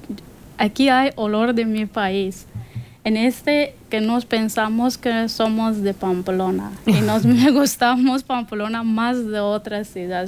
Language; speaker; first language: Spanish; non-native, learner; Persian